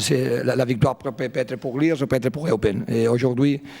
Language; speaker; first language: French; non-native, fluent; Spanish